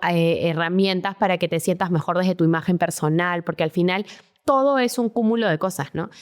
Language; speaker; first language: Spanish; native; Spanish